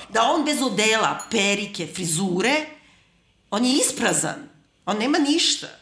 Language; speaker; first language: Serbian; native; Serbian